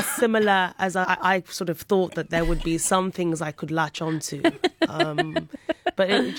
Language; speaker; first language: English; native; English